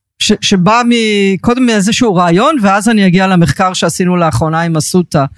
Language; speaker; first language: Hebrew; early bilingual, heritage; Hebrew